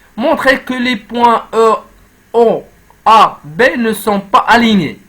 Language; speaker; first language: French; non-native, local second language; Arabic